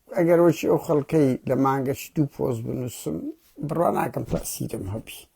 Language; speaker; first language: Central Kurdish; early bilingual, heritage; Central Kurdish